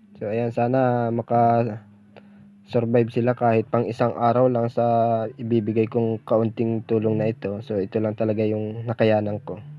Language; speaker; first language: Filipino; native; Filipino